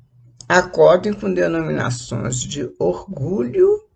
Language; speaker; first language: Portuguese; native; Portuguese